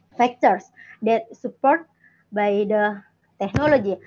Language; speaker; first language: English; non-native, learner; Indonesian